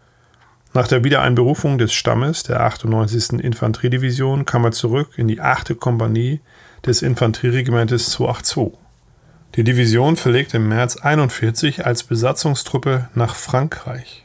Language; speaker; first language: German; native; German